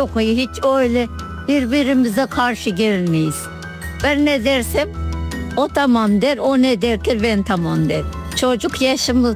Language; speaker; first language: Turkish; native; Turkish